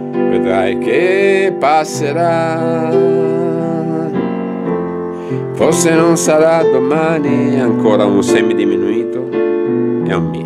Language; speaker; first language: Italian; native; Italian